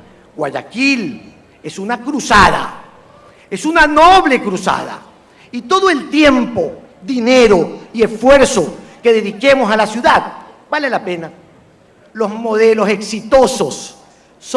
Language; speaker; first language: Spanish; native; Spanish